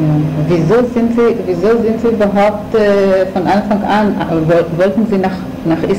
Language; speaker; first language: German; non-native, fluent; Hebrew